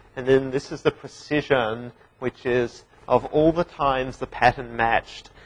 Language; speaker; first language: English; native; English